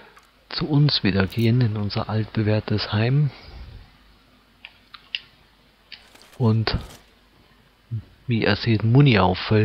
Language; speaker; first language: German; native; German